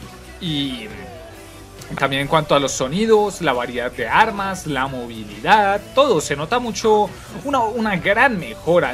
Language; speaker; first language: Spanish; native; Spanish